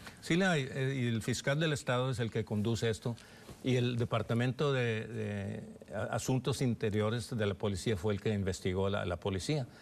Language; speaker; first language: Spanish; early bilingual, heritage; Spanish